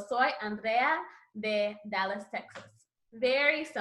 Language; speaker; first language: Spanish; non-native, learner; English